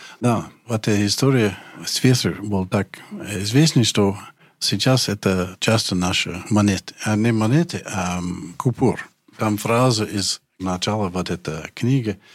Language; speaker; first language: Russian; non-native, fluent; English